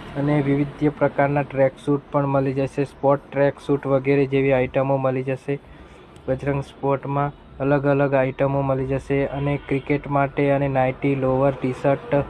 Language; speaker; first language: Gujarati; native; Gujarati